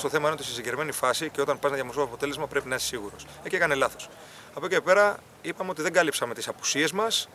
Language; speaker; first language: Greek; native; Greek